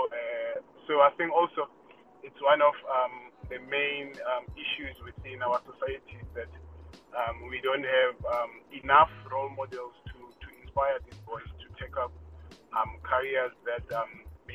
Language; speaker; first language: English; non-native, local second language; Xhosa